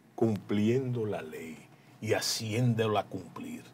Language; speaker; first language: Spanish; native; Spanish